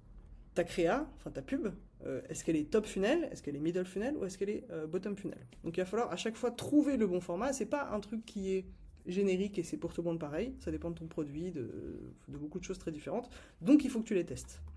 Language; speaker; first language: French; native; French